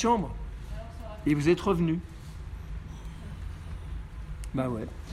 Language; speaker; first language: French; native; French